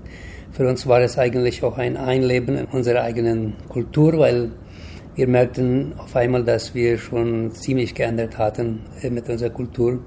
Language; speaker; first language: German; early bilingual, heritage; German